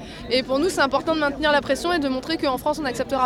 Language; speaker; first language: French; native; French